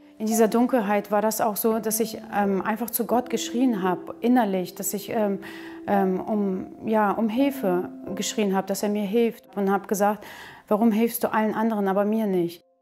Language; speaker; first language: German; early bilingual, other home language; Russian